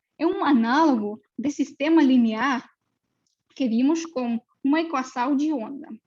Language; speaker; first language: Portuguese; non-native, fluent; Russian